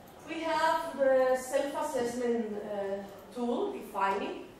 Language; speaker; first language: English; non-native, fluent; Spanish